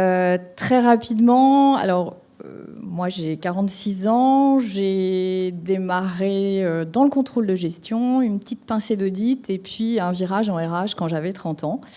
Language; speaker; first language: French; native; French